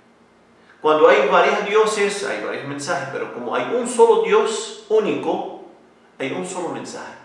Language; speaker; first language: Spanish; non-native, learner; Arabic